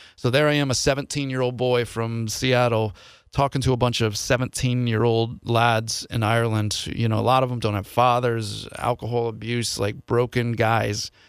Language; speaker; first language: English; native; English